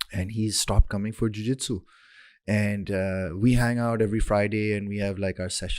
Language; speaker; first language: English; non-native, local second language; Urdu